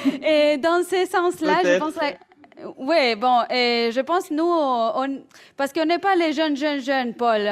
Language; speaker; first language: French; non-native, fluent; Spanish